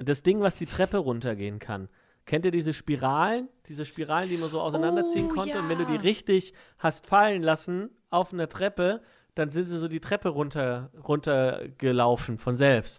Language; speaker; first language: German; native; German